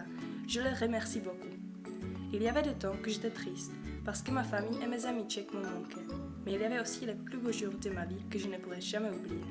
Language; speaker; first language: French; non-native, learner; Czech